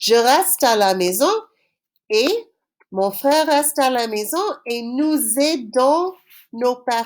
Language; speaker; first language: French; non-native, fluent; English